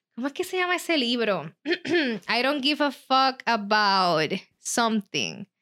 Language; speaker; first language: Spanish; native; Spanish